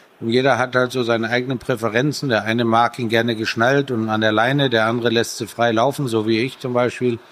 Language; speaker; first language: German; native; German